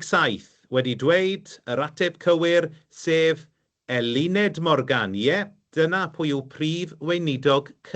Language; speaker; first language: Welsh; native; Welsh